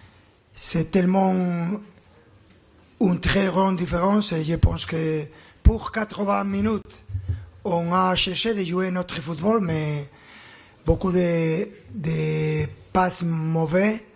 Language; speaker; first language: French; non-native, fluent; Spanish